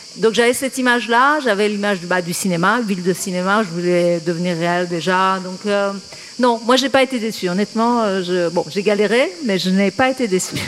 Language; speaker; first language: French; non-native, fluent; Persian